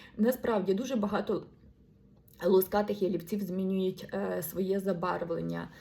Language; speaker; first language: Ukrainian; non-native, local second language; Russian